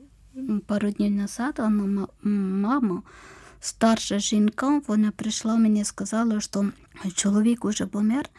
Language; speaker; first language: Ukrainian; non-native, learner; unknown